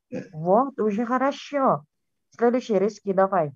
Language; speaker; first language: Russian; non-native, fluent; Indonesian